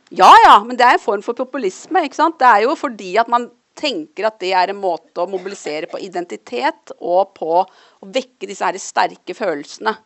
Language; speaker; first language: Norwegian; early bilingual, other home language; Urdu